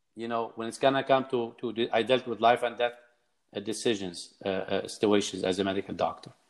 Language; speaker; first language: English; non-native, fluent; Arabic